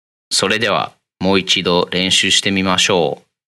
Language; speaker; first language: Japanese; non-native, fluent; English